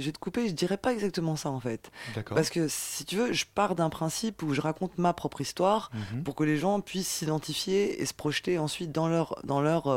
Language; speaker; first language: French; native; French